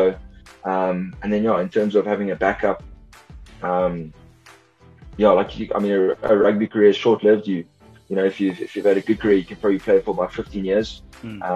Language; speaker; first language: English; native; English